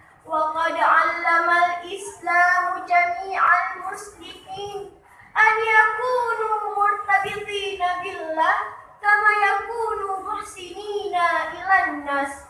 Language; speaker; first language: Arabic; non-native, learner; Achinese